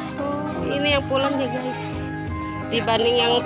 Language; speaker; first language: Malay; non-native, local second language; Sundanese